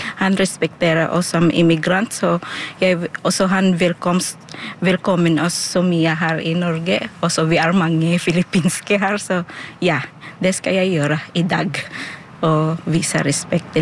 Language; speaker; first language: Norwegian; non-native, fluent; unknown